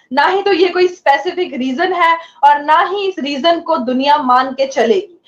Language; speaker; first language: Hindi; non-native, local second language; Kashmiri